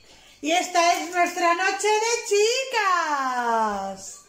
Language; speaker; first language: Spanish; native; Spanish